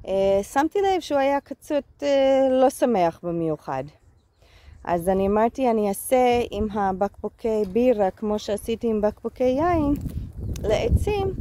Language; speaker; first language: Hebrew; non-native, fluent; English